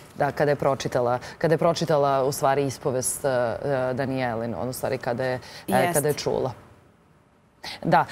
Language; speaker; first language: Bosnian; native; Bosnian